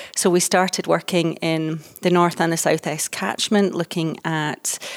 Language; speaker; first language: English; native; English